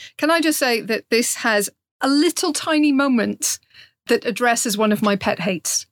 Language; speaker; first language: English; native; English